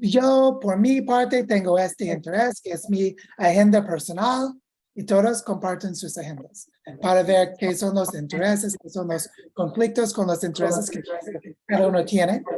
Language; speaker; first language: Spanish; non-native, fluent; English